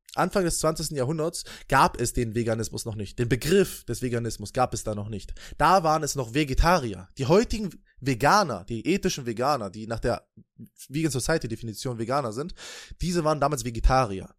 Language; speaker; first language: German; native; German